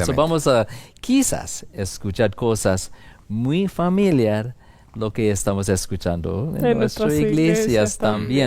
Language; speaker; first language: Spanish; non-native, fluent; English